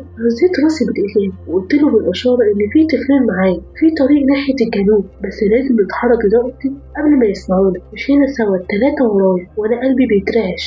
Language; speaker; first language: Arabic; native; Arabic